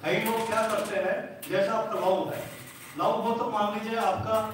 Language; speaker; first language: Hindi; non-native, local second language; Telugu